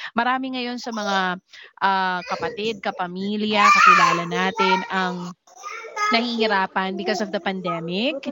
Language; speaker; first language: Filipino; native; Filipino